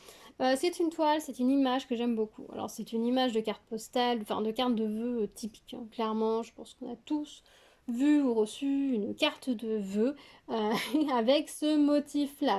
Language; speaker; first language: French; native; French